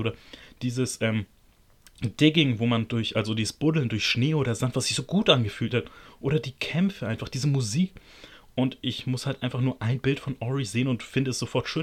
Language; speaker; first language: German; native; German